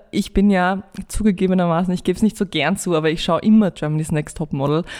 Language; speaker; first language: German; early bilingual, other home language; Romanian